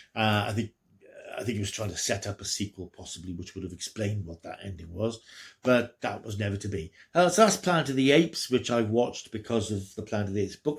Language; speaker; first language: English; native; English